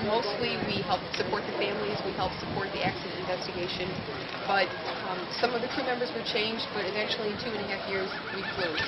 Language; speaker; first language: English; native; English